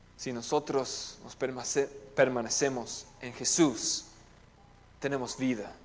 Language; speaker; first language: Spanish; non-native, fluent; English